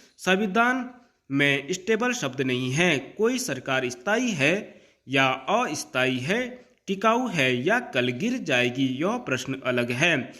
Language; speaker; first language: Hindi; native; Hindi